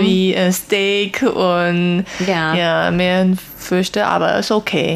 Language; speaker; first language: German; non-native, learner; Chinese